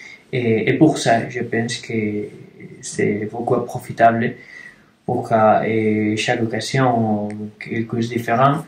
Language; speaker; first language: French; non-native, learner; Spanish